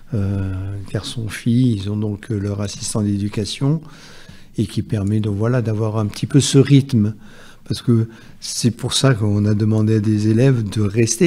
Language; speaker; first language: French; native; French